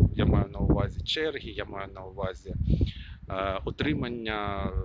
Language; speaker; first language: Ukrainian; non-native, local second language; Russian